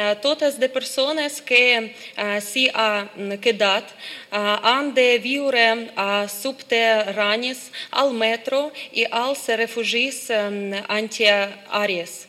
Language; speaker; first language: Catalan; non-native, learner; Ukrainian